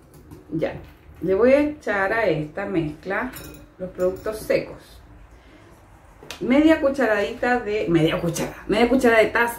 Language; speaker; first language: Spanish; native; Spanish